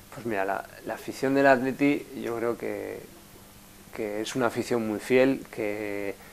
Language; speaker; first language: Spanish; native; Spanish